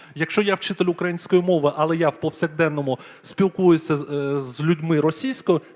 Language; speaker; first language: Ukrainian; non-native, local second language; Russian